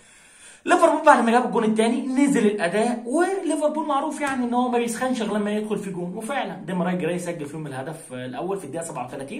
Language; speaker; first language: Arabic; native; Arabic